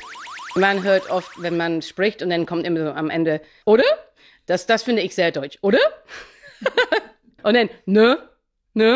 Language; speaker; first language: German; non-native, fluent; English